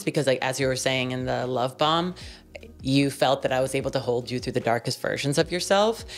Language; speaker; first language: English; native; English